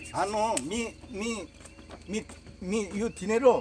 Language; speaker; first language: Spanish; non-native, learner; Korean